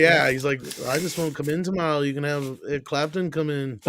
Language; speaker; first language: English; native; English